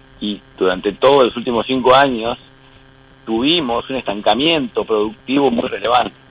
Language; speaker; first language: Spanish; native; Spanish